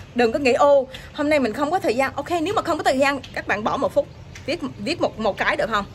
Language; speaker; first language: Vietnamese; early bilingual, heritage; Vietnamese